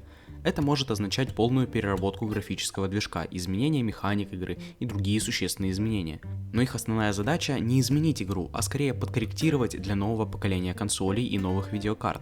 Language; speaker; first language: Russian; native; Russian